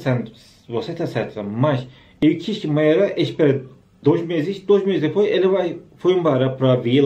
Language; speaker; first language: Portuguese; non-native, learner; Turkish